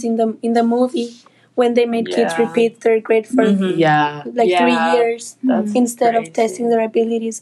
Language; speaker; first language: English; non-native, fluent; Spanish